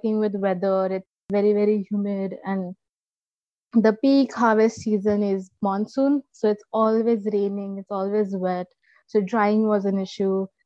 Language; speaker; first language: English; non-native, local second language; Marathi